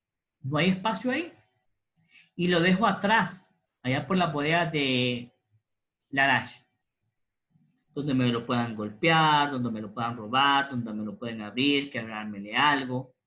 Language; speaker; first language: Spanish; native; Spanish